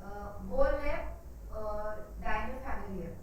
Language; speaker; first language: German; non-native, learner; Hindi